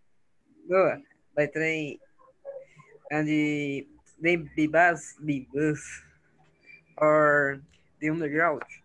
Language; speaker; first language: English; non-native, learner; Portuguese